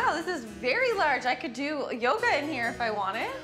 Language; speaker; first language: English; native; English